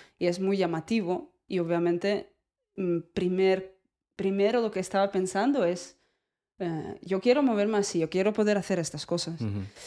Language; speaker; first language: Spanish; non-native, fluent; Russian